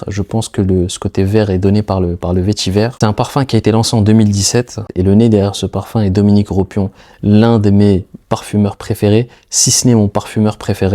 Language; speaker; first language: French; native; French